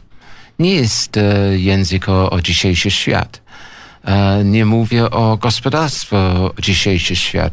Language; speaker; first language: Polish; non-native, fluent; English